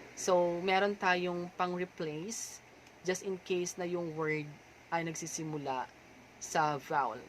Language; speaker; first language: Filipino; native; Filipino